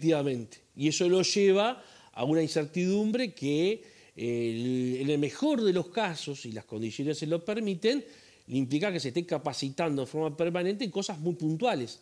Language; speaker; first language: Spanish; native; Spanish